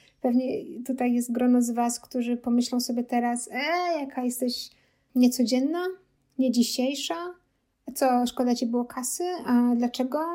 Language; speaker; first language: Polish; native; Polish